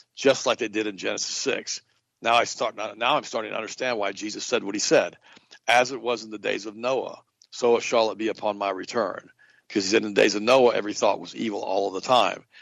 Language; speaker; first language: English; native; English